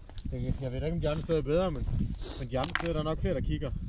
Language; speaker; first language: Danish; native; Danish